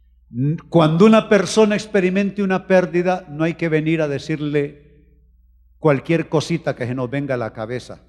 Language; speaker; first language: Spanish; native; Spanish